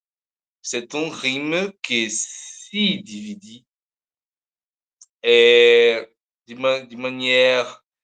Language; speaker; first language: French; non-native, learner; Portuguese